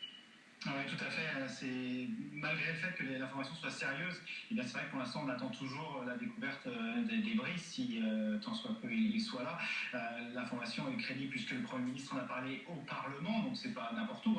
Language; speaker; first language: French; native; French